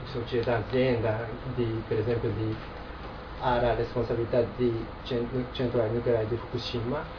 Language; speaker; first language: Italian; non-native, learner; Japanese